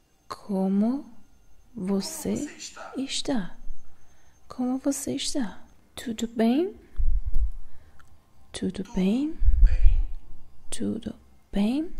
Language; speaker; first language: Portuguese; non-native, learner; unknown